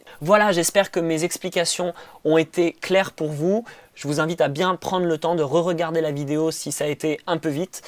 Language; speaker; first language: French; native; French